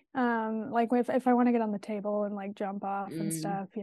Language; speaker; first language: English; native; English